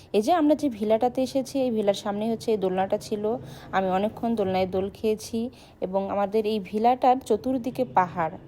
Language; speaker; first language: Bangla; native; Bangla